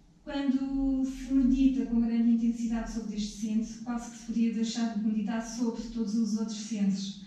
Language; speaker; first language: Portuguese; native; Portuguese